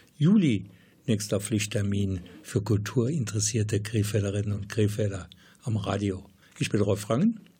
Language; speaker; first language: German; native; German